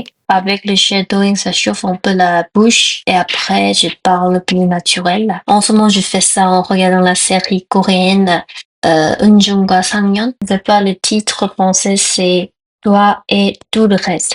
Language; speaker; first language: French; non-native, fluent; Korean